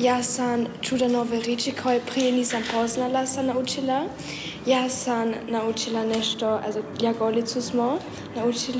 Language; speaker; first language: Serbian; early bilingual, heritage; German